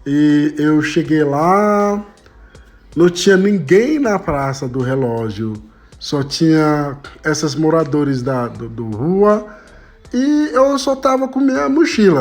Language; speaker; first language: Portuguese; non-native, fluent; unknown